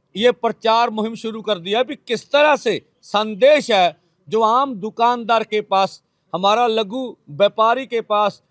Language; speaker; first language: Hindi; non-native, local second language; Punjabi